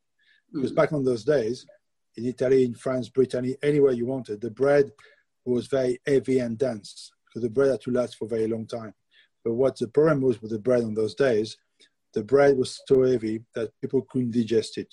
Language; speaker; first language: English; non-native, fluent; French